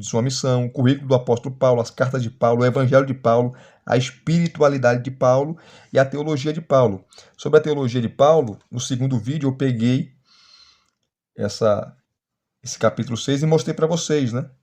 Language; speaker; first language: Portuguese; native; Portuguese